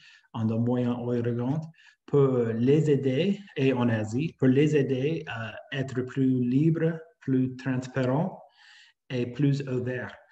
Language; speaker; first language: French; non-native, fluent; English